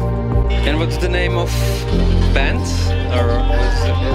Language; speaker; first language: English; non-native, fluent; Czech